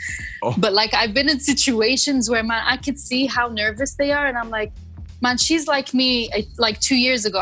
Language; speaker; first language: English; native; English